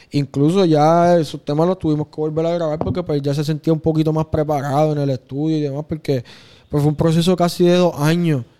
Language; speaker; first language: Spanish; native; Spanish